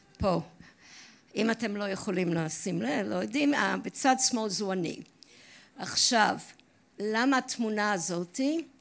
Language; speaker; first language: Hebrew; non-native, fluent; English